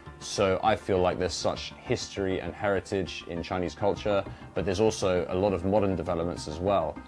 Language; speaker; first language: English; early bilingual, other home language; Chinese